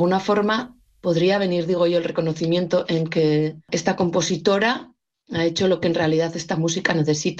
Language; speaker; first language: Spanish; native; Spanish